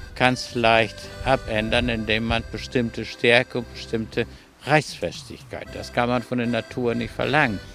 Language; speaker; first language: German; non-native, fluent; Spanish